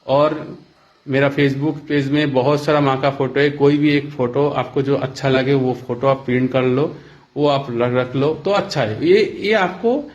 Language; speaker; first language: Hindi; non-native, local second language; Bangla